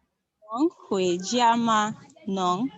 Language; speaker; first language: Chinese; non-native, learner; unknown